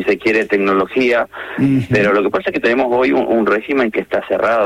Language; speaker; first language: Spanish; native; Spanish